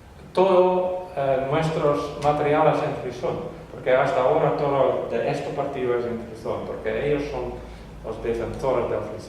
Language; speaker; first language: Spanish; non-native, fluent; Western Frisian